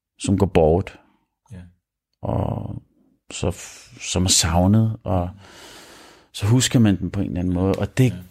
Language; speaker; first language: Danish; early bilingual, other home language; Arabic